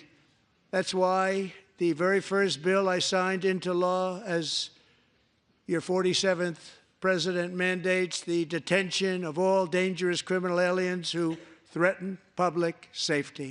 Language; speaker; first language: English; native; English